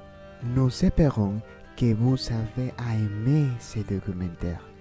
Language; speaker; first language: French; non-native, learner; Spanish